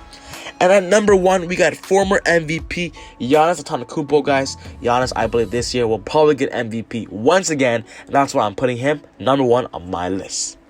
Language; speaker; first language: English; native; English